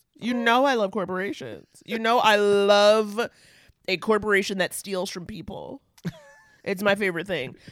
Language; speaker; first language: English; native; English